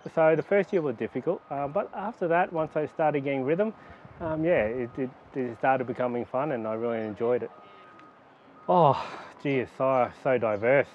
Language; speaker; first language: English; native; English